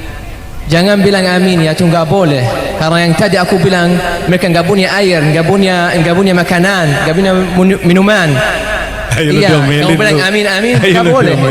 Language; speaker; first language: Indonesian; non-native, learner; Arabic